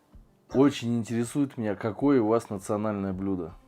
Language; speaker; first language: Russian; native; Russian